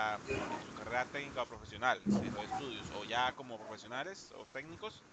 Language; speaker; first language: Spanish; native; Spanish